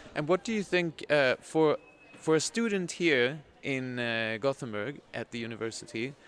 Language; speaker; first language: English; non-native, fluent; Swedish